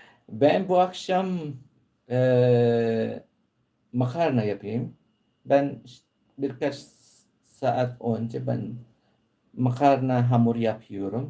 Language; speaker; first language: Turkish; non-native, learner; Filipino